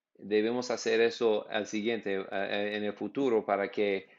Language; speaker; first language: Spanish; non-native, learner; English